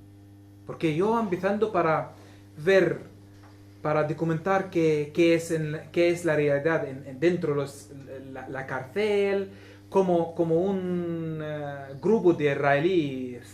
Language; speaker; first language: Spanish; non-native, learner; Arabic